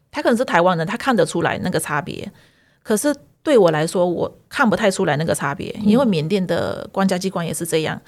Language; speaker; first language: Chinese; early bilingual, heritage; Chinese